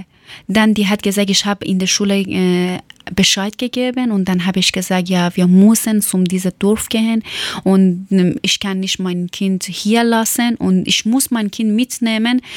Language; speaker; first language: German; non-native, fluent; Persian